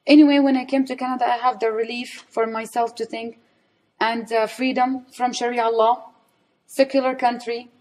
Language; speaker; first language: English; non-native, fluent; Arabic